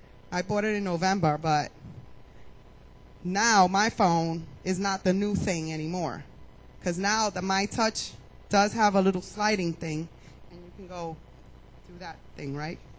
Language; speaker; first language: English; early bilingual, other home language; Spanish